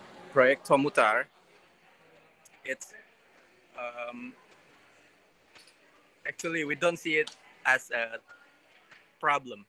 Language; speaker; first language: English; non-native, learner; Indonesian